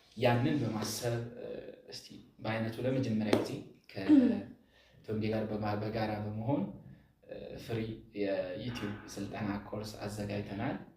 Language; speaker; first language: Amharic; native; Amharic